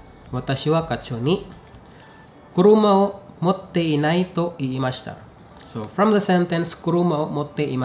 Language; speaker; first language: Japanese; non-native, fluent; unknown